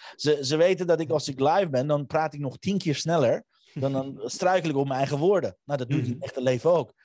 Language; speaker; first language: Dutch; early bilingual, other home language; Armenian